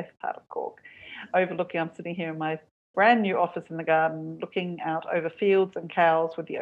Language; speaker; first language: English; native; English